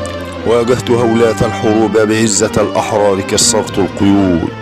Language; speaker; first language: Arabic; native; Arabic